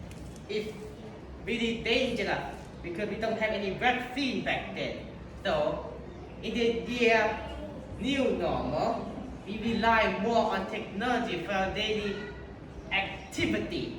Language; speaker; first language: English; non-native, learner; Thai